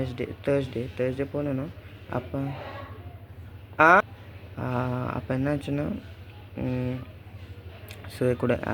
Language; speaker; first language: Tamil; non-native, learner; Malayalam